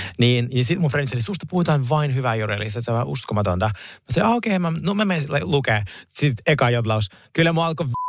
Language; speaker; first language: Finnish; non-native, fluent; Russian